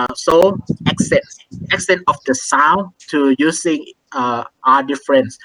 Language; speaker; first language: English; non-native, learner; Thai